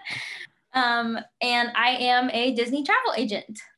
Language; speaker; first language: English; native; English